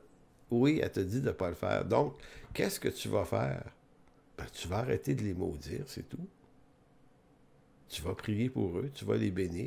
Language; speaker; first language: French; native; French